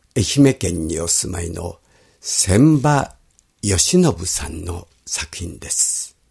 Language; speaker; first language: Japanese; native; Japanese